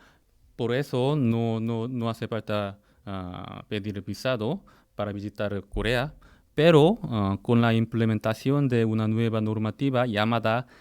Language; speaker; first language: Spanish; non-native, fluent; Korean